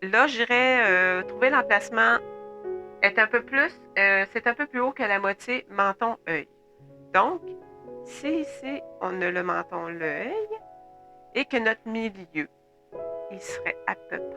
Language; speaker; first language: French; native; French